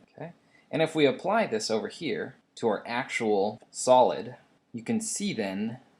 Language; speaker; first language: English; native; English